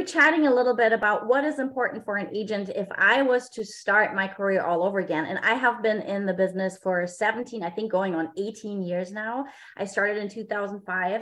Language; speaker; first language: English; non-native, fluent; German